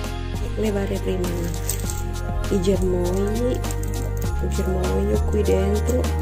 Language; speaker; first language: Italian; non-native, learner; Indonesian